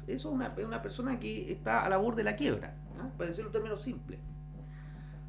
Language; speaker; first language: Spanish; native; Spanish